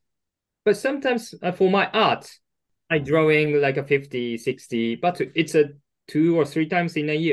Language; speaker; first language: English; non-native, learner; Japanese